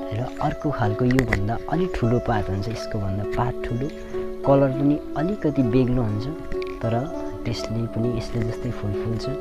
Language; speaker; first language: Nepali; non-native, local second language; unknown